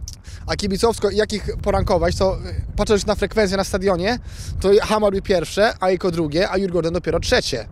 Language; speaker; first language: Polish; native; Polish